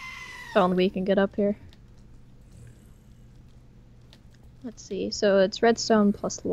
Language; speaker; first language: English; native; English